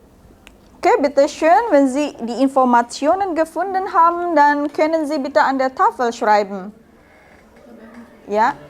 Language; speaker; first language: German; non-native, learner; Indonesian